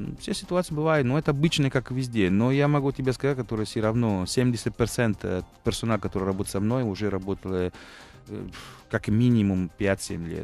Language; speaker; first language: Russian; non-native, fluent; Italian